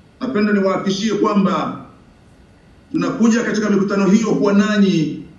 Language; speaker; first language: Swahili; native; Swahili